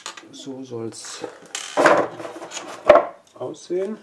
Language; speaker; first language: German; native; German